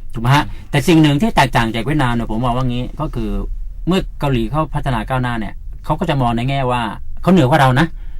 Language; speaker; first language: Thai; native; Thai